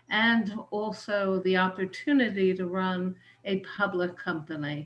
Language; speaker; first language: English; native; English